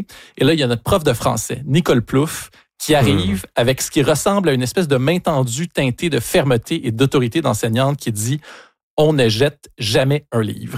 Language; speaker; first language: French; native; French